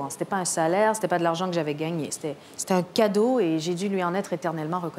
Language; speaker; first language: French; native; French